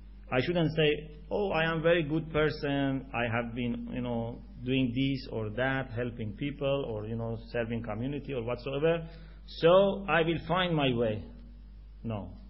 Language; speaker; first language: English; non-native, fluent; Persian